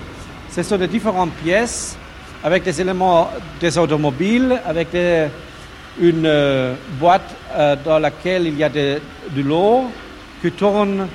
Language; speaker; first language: French; non-native, learner; German